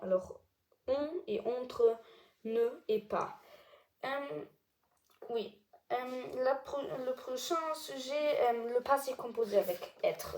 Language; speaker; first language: French; non-native, learner; German